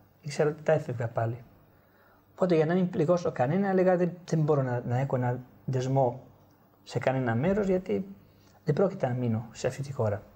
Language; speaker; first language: Greek; non-native, fluent; Italian